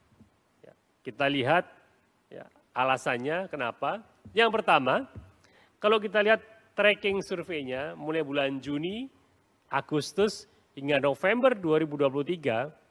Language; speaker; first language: Indonesian; native; Indonesian